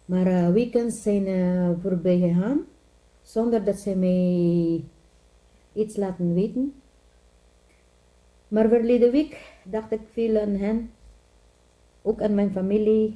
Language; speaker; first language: Dutch; non-native, learner; Filipino